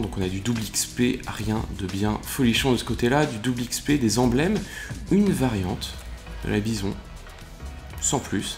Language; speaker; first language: French; native; French